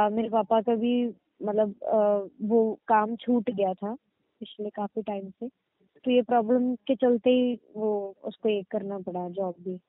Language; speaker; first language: Hindi; native; Hindi